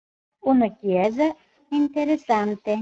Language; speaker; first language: Italian; non-native, learner; Bulgarian